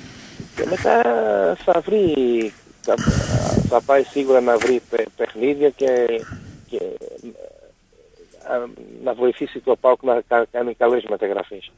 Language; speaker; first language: Greek; non-native, learner; Portuguese